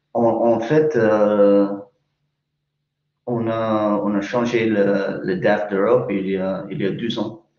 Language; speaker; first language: French; non-native, fluent; English